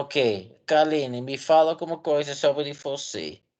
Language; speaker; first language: Portuguese; non-native, fluent; Dutch